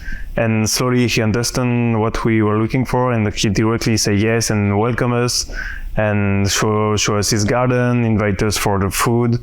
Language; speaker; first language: English; non-native, fluent; French